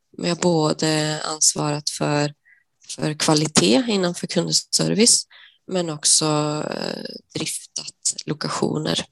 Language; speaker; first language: Swedish; native; Swedish